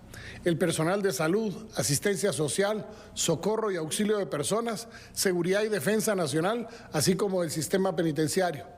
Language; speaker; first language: Spanish; native; Spanish